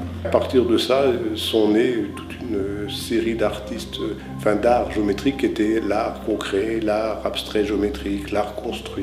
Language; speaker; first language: French; native; French